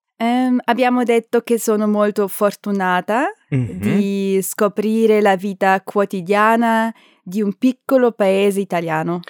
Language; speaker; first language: Italian; non-native, learner; German